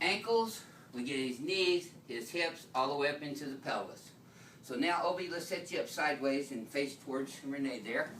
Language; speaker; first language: English; native; English